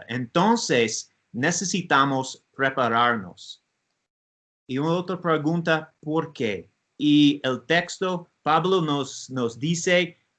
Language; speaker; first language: Spanish; non-native, learner; English